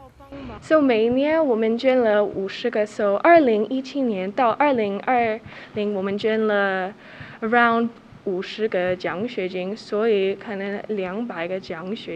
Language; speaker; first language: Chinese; early bilingual, heritage; Chinese